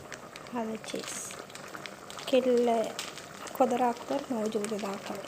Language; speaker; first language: Arabic; non-native, learner; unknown